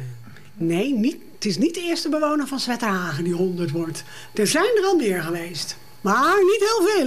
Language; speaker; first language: Dutch; native; Dutch